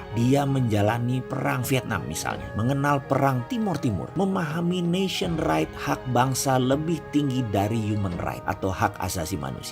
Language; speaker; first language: Indonesian; native; Indonesian